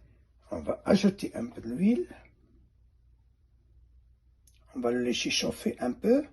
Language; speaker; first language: French; non-native, fluent; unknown